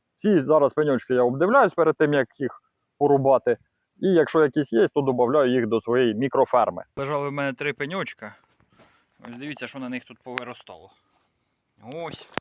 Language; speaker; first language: Ukrainian; native; Ukrainian